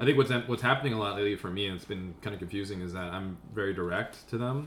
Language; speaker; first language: English; early bilingual, other home language; Spanish